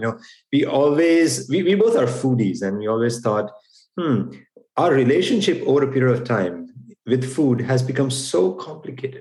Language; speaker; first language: English; non-native, local second language; Gujarati